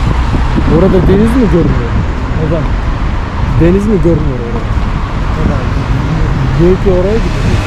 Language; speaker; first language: Turkish; non-native, learner; Bashkir